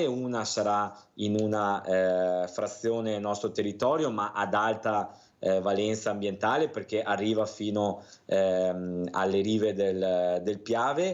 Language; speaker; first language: Italian; native; Italian